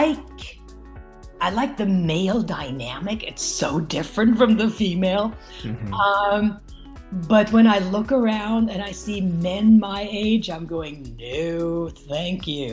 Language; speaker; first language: English; non-native, fluent; Norwegian